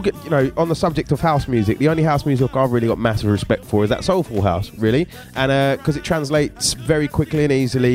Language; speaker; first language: English; native; English